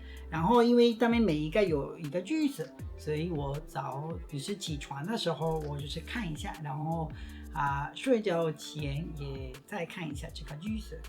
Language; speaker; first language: Chinese; non-native, fluent; Spanish